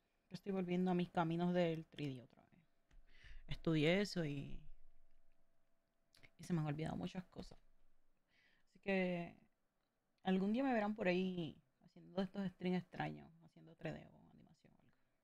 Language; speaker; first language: Spanish; native; Spanish